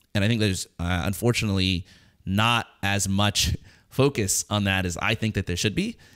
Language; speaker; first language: English; native; English